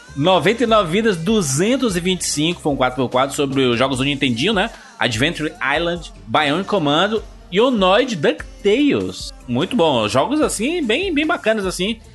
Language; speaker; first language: Portuguese; native; Portuguese